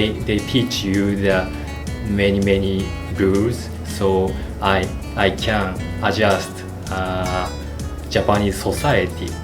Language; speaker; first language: English; non-native, learner; Japanese